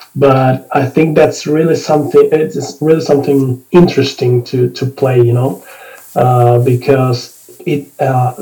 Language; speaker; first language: English; non-native, fluent; Spanish